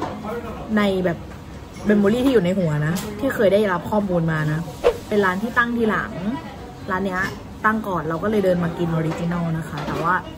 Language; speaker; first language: Thai; native; Thai